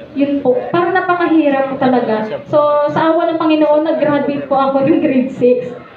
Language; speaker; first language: Filipino; native; Filipino